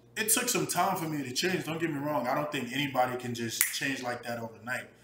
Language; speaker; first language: English; native; English